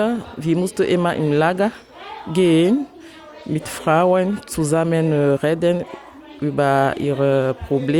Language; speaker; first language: German; non-native, learner; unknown